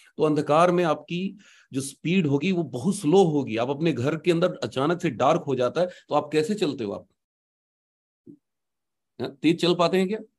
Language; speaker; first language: Hindi; native; Hindi